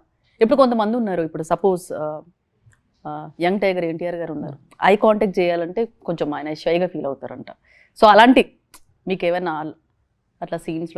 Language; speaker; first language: Telugu; native; Telugu